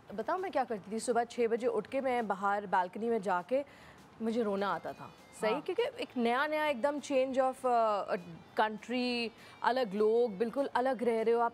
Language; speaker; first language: Hindi; native; Hindi